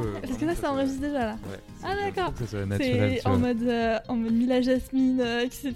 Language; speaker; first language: French; native; French